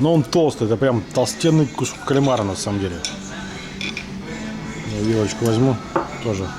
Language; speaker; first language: Russian; native; Russian